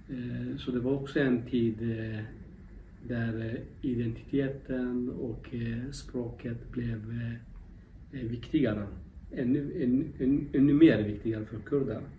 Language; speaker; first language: Swedish; non-native, local second language; Kurdish